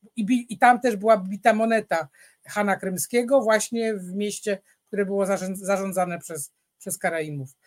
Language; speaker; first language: Polish; native; Polish